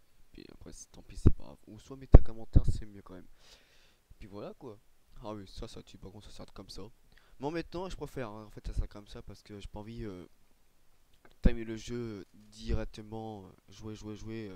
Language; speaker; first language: French; native; French